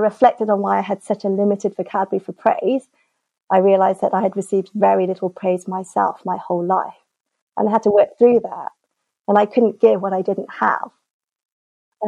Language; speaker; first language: English; native; English